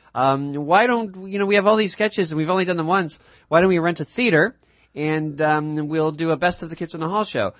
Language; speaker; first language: English; native; English